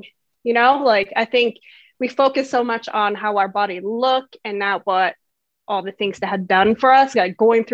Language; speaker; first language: English; non-native, fluent; Swedish